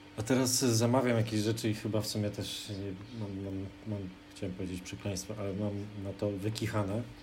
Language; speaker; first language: Polish; native; Polish